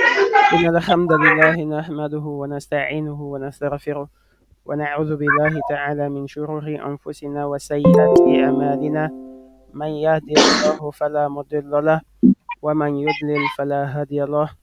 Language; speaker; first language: Arabic; non-native, fluent; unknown